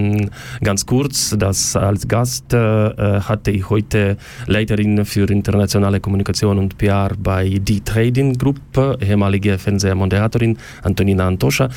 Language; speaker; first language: German; non-native, fluent; Ukrainian